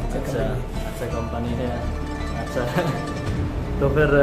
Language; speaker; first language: Hindi; non-native, learner; Bangla